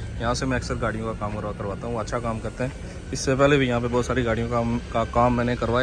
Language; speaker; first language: Hindi; native; Hindi